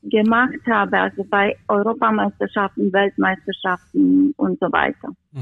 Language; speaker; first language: German; non-native, fluent; Romanian